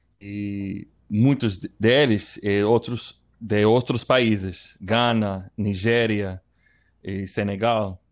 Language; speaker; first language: Portuguese; non-native, learner; English